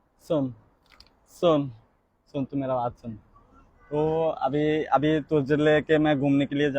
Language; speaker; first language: Hindi; non-native, learner; Bangla